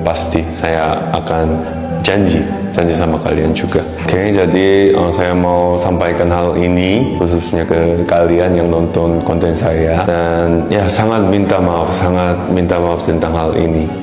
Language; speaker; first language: Indonesian; non-native, fluent; Korean